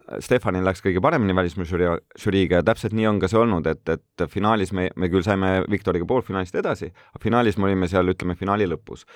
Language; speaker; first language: Estonian; native; Estonian